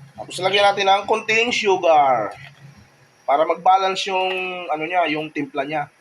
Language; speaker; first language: Filipino; non-native, local second language; Bikol